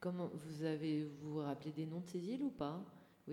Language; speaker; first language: French; native; French